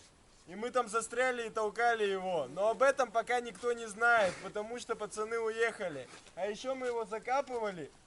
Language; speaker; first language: Russian; native; Russian